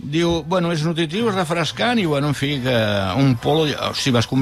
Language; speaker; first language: Catalan; native; Catalan